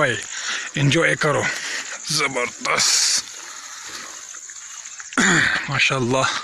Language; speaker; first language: Hindi; non-native, local second language; Pashto